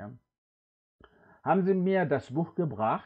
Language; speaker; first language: German; non-native, fluent; Indonesian